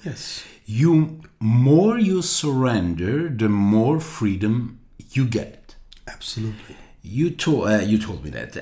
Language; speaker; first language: English; non-native, learner; German